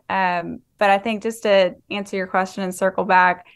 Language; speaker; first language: English; native; English